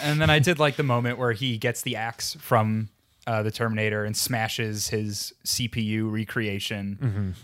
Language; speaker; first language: English; native; English